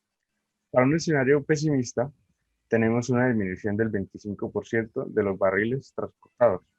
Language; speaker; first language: Spanish; native; Spanish